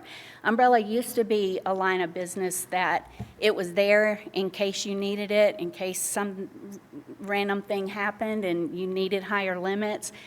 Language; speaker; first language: English; native; English